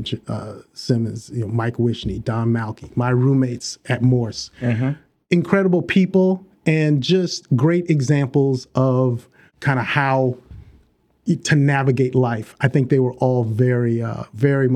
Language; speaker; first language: English; native; English